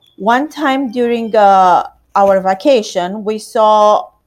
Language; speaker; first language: English; non-native, learner; Romanian